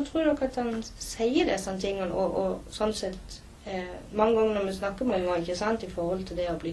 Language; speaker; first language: Norwegian; native; Norwegian